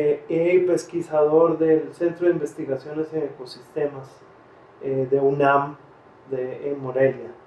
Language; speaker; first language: Portuguese; non-native, fluent; Spanish